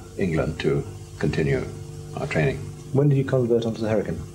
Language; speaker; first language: English; native; English